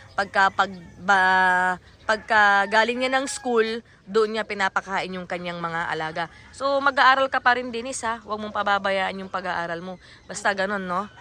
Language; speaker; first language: Filipino; native; Filipino